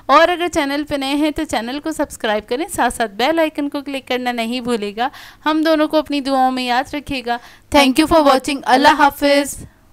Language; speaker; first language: Hindi; native; Hindi